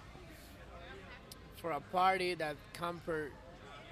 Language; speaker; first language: English; non-native, fluent; Spanish